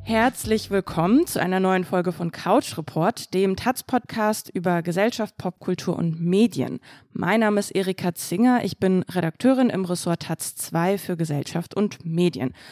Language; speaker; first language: German; early bilingual, other home language; Russian